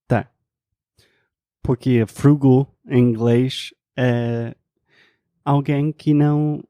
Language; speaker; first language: Portuguese; non-native, fluent; English